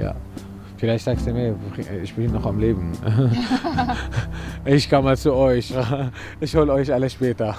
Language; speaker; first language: German; non-native, fluent; Arabic